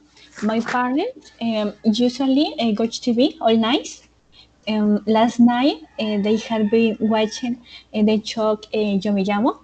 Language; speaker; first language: English; non-native, learner; Spanish